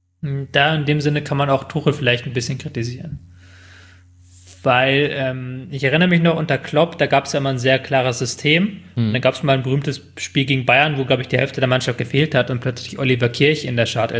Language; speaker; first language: German; native; German